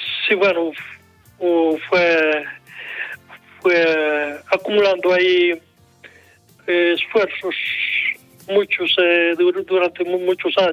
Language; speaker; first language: Spanish; non-native, local second language; Galician